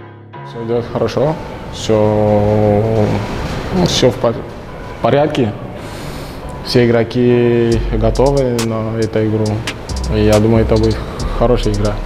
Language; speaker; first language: Russian; non-native, learner; French